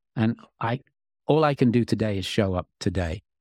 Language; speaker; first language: English; native; English